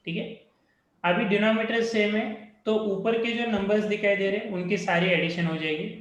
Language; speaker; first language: Hindi; non-native, local second language; Marathi